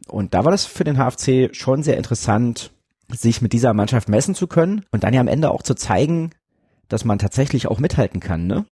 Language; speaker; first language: German; native; German